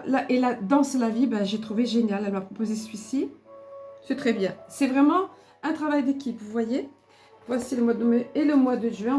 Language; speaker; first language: French; native; French